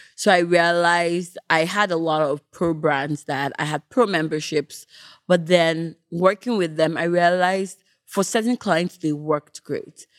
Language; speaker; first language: English; non-native, local second language; Yoruba